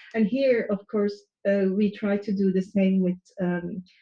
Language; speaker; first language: English; non-native, fluent; Turkish